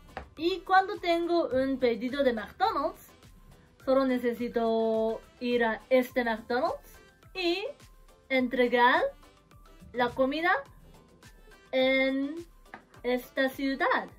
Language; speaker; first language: Spanish; non-native, learner; Japanese